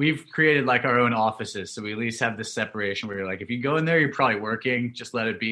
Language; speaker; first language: English; native; English